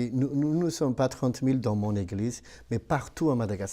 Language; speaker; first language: French; non-native, local second language; Malagasy